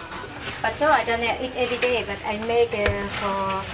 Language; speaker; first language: English; non-native, learner; Khmer